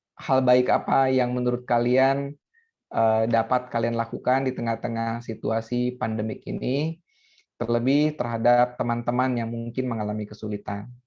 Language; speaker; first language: Indonesian; native; Indonesian